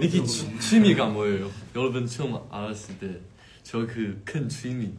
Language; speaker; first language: Korean; non-native, fluent; Chinese